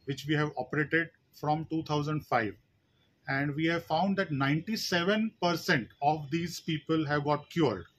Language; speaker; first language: English; non-native, local second language; Marathi